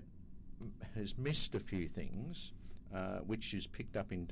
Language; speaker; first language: English; native; English